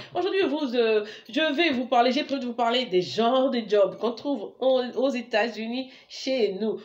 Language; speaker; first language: French; non-native, local second language; Lingala